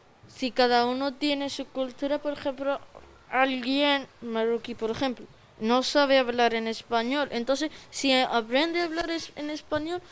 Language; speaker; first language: Spanish; early bilingual, other home language; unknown